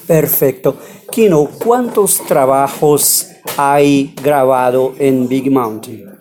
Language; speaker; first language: Spanish; non-native, fluent; Portuguese